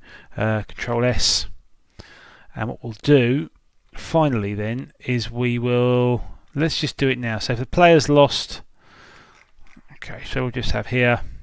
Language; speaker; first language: English; native; English